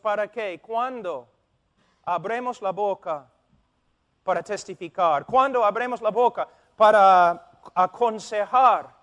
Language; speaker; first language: Spanish; non-native, fluent; English